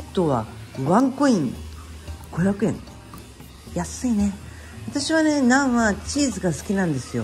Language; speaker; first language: Japanese; native; Japanese